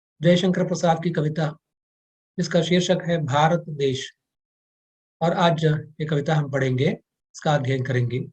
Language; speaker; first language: Hindi; non-native, local second language; Kannada